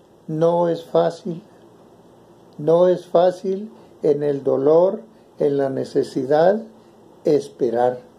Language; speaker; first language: Spanish; native; Spanish